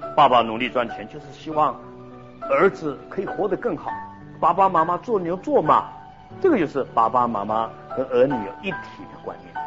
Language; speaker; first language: Chinese; early bilingual, heritage; Chinese